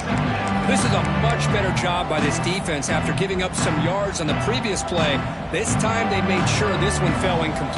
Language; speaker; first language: English; native; English